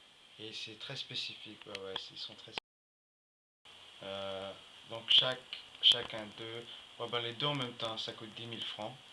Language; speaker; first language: French; non-native, fluent; English